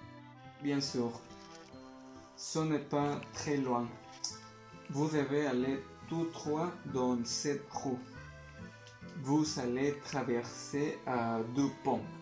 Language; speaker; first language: French; non-native, learner; Spanish